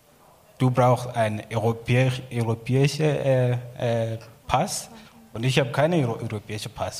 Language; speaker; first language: German; non-native, learner; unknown